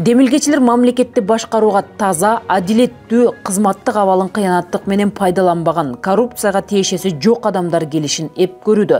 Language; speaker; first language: Kyrgyz; native; Kyrgyz